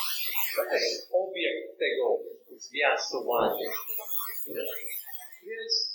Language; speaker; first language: Polish; non-native, learner; English